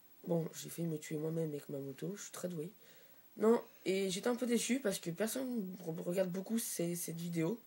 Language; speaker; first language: French; native; French